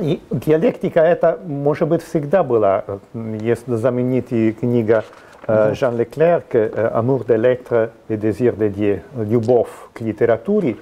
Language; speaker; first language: Russian; non-native, fluent; Italian